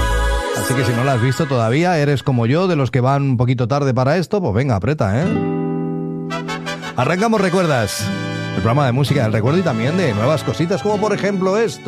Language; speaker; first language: Spanish; native; Spanish